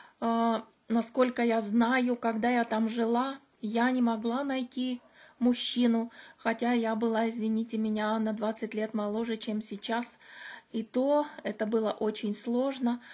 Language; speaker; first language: Russian; native; Russian